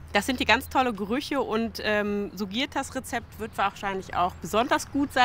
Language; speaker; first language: German; native; German